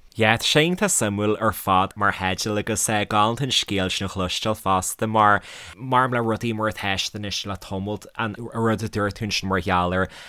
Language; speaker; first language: Irish; native; Irish